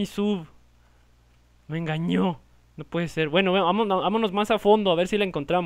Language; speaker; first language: Spanish; native; Spanish